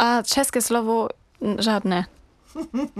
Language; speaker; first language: Czech; non-native, learner; German